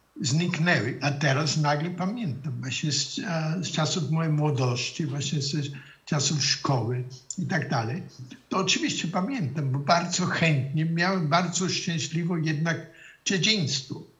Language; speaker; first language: Polish; non-native, fluent; German